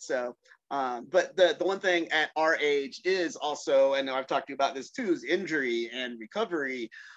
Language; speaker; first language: English; native; English